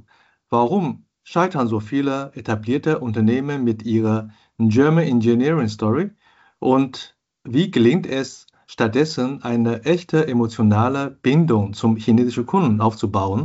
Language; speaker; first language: German; non-native, fluent; Chinese